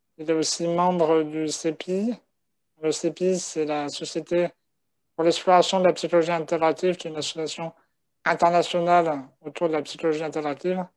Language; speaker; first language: French; native; French